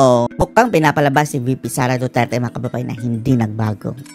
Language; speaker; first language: Filipino; native; Filipino